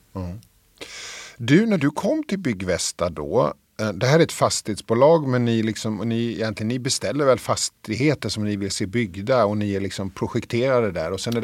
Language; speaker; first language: Swedish; native; Swedish